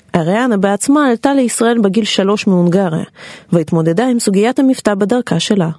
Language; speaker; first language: Hebrew; non-native, fluent; Russian